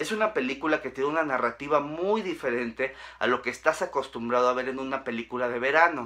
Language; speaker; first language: Spanish; native; Spanish